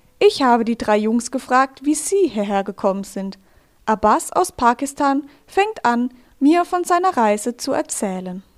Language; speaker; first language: German; native; German